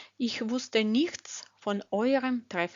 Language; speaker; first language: German; non-native, fluent; Ukrainian